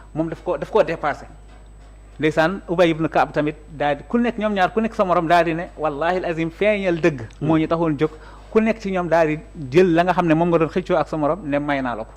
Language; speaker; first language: Wolof; native; Wolof